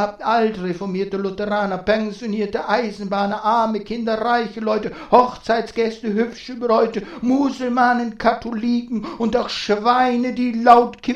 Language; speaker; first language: German; native; German